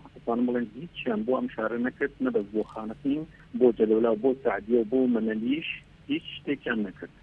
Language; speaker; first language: Central Kurdish; non-native, local second language; Southern Kurdish